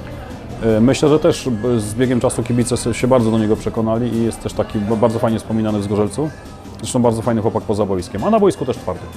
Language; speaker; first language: Polish; native; Polish